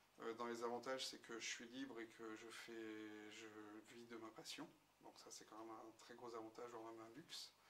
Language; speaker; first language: French; native; French